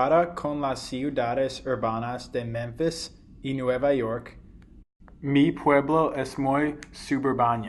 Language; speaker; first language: Spanish; non-native, learner; English